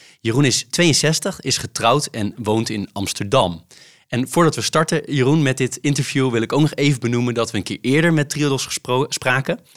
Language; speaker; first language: Dutch; native; Dutch